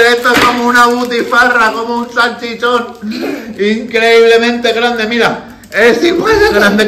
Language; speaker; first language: Spanish; native; Spanish